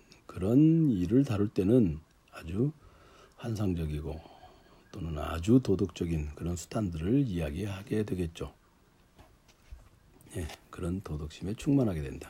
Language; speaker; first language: Korean; native; Korean